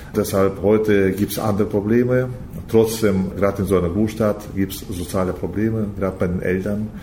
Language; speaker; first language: German; early bilingual, heritage; German